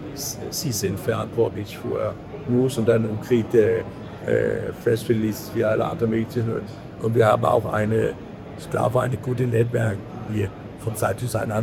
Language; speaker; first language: German; non-native, learner; Danish